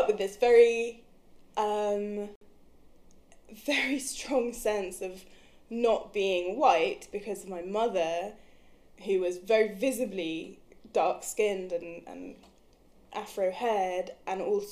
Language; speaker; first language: English; native; English